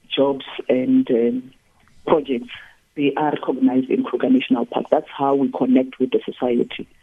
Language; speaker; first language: English; non-native, local second language; Tsonga